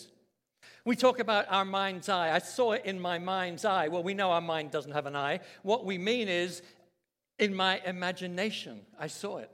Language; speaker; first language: English; native; English